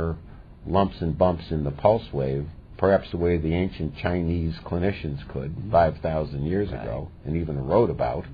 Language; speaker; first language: English; native; English